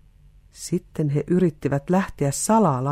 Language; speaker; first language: Finnish; native; Finnish